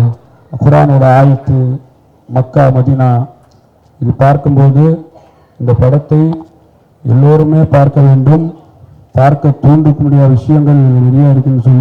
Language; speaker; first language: Tamil; native; Tamil